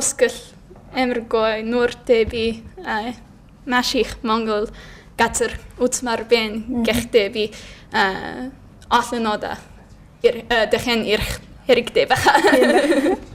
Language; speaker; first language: Mongolian; non-native, learner; English